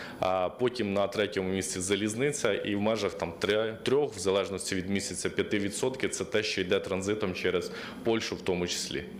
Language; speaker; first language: Ukrainian; native; Ukrainian